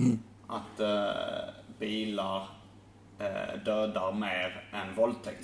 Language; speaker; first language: Swedish; native; Swedish